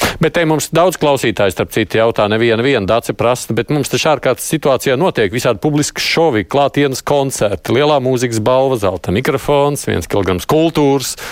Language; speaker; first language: Latvian; native; Latvian